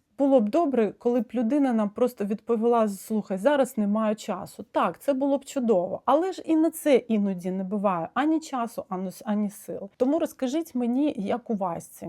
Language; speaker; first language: Ukrainian; non-native, local second language; Russian